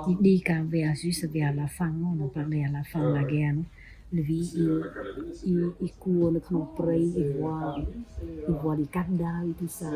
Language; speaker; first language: French; non-native, fluent; Khmer